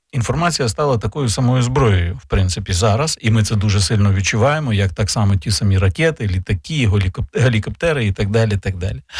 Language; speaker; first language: Ukrainian; native; Ukrainian